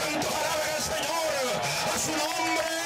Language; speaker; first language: Spanish; native; Spanish